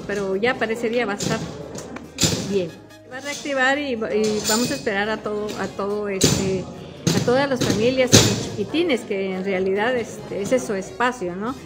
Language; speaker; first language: Spanish; native; Spanish